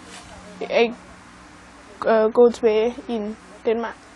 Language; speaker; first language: Danish; non-native, learner; Thai